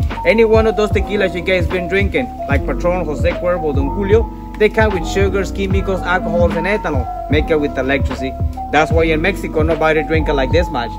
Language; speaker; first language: English; non-native, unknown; Spanish